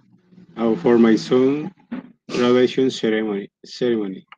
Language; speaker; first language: English; non-native, learner; Spanish